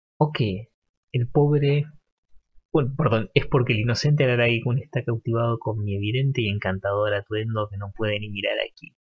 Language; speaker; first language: Spanish; native; Spanish